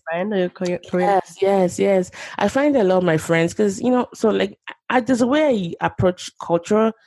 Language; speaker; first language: English; non-native, local second language; Yoruba